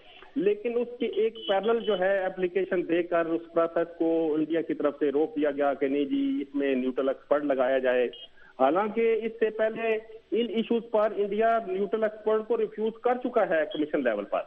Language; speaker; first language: Urdu; native; Urdu